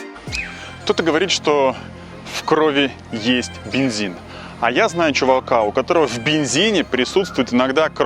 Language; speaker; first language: Russian; native; Russian